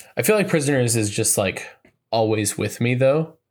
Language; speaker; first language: English; native; English